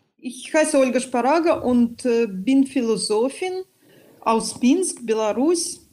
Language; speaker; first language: German; non-native, fluent; Belarusian